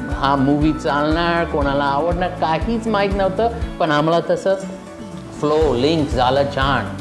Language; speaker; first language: Marathi; early bilingual, heritage; Marathi